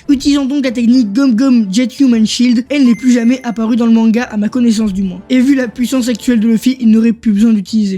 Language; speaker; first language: French; native; French